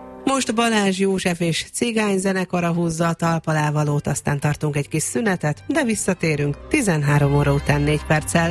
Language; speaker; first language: Hungarian; native; Hungarian